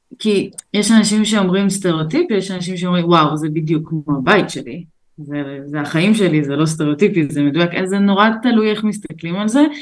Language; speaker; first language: Hebrew; early bilingual, other home language; Russian